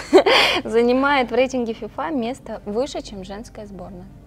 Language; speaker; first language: Russian; native; Russian